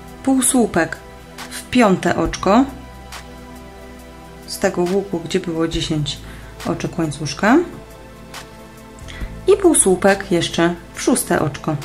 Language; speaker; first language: Polish; native; Polish